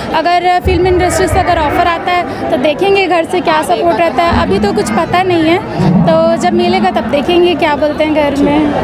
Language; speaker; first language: Hindi; native; Hindi